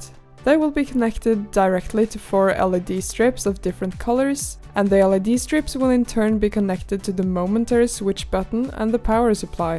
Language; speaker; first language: English; non-native, fluent; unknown